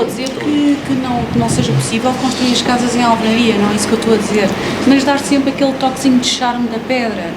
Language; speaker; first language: Portuguese; native; Portuguese